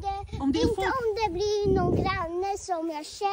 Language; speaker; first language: Swedish; early bilingual, other home language; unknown